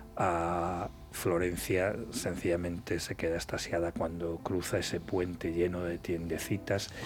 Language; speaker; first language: Spanish; native; Spanish